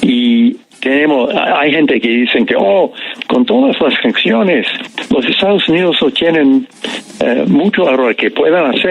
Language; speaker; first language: Spanish; non-native, fluent; English